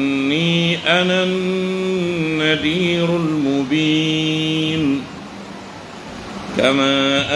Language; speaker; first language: Arabic; non-native, fluent; Fula